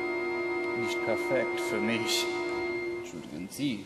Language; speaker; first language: German; non-native, learner; English